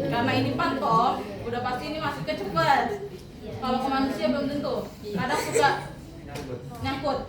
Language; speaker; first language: Indonesian; native; Indonesian